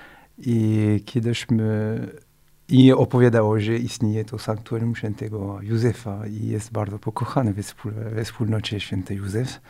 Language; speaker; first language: Polish; non-native, fluent; French